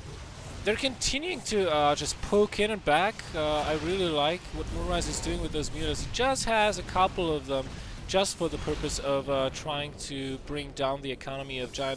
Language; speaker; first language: English; non-native, fluent; Dutch